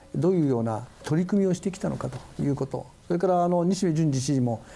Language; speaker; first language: Japanese; native; Japanese